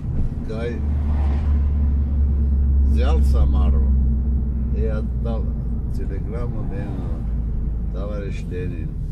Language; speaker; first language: Russian; non-native, local second language; Armenian